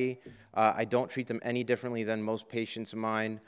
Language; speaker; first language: English; native; English